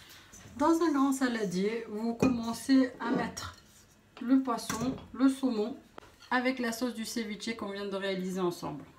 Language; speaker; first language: French; native; French